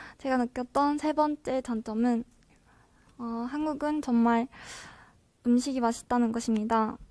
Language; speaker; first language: Korean; non-native, fluent; Japanese